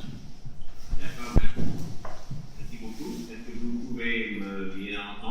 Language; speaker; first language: French; non-native, fluent; English